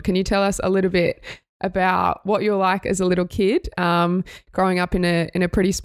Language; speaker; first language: English; native; English